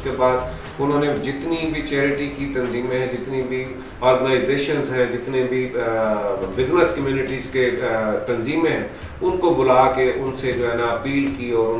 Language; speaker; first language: Urdu; native; Urdu